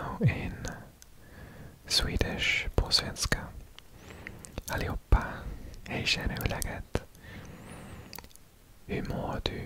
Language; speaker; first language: Swedish; non-native, learner; English